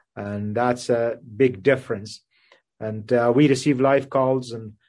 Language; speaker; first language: English; non-native, fluent; Persian